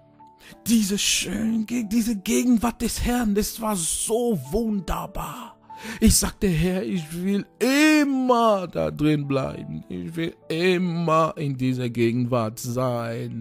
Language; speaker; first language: German; non-native, fluent; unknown